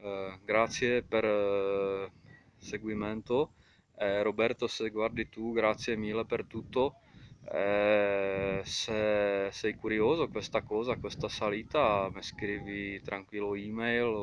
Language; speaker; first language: Italian; non-native, fluent; Czech